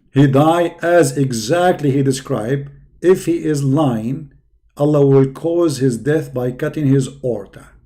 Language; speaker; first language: English; non-native, fluent; Arabic